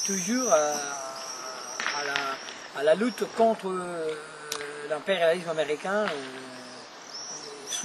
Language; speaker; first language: French; non-native, fluent; Spanish